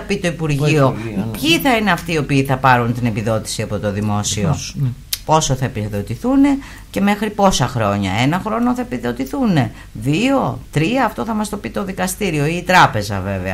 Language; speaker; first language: Greek; native; Greek